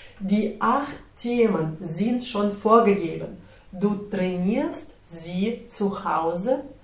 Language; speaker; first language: German; non-native, fluent; Russian